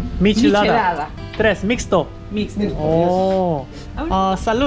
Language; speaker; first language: Spanish; non-native, learner; Korean